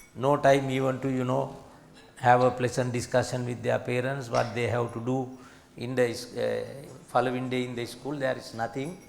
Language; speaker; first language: English; non-native, local second language; Sinhala